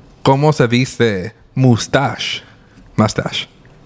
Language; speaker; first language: Spanish; early bilingual, heritage; English